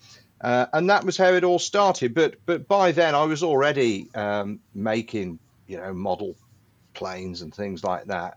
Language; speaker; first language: English; native; English